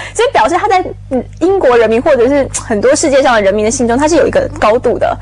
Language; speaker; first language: Chinese; native; Chinese